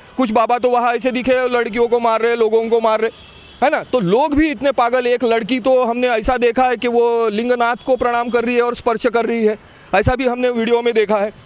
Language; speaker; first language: Hindi; non-native, local second language; Marathi